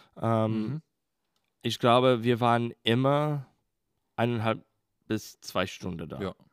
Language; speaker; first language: German; non-native, fluent; English